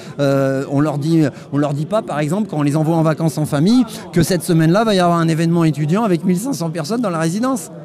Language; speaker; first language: French; native; French